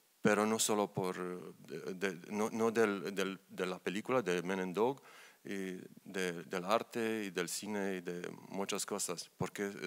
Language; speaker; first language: Spanish; non-native, learner; Romanian